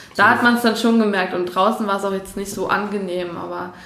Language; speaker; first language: German; native; German